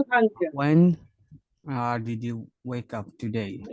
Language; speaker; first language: English; non-native, fluent; Bangla